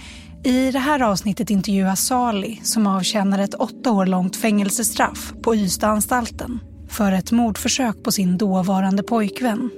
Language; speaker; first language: Swedish; native; Swedish